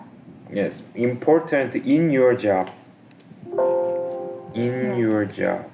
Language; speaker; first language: English; non-native, learner; Korean